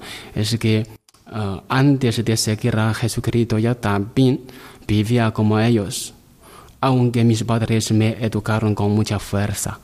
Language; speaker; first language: Spanish; non-native, learner; Chinese